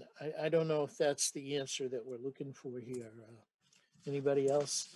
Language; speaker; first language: English; native; English